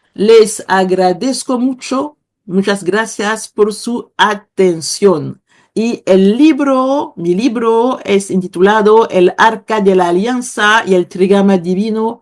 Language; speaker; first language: Spanish; non-native, fluent; Kongo